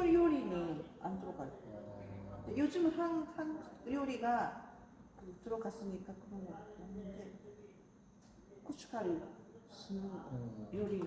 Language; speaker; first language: Korean; non-native, fluent; Japanese